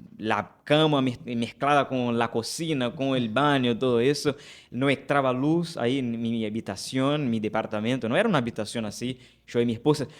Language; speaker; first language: Spanish; non-native, fluent; Portuguese